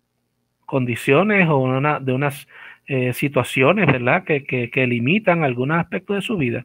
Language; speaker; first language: Spanish; native; Spanish